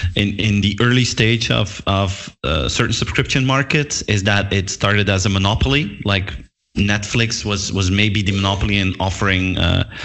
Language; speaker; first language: English; non-native, fluent; Dutch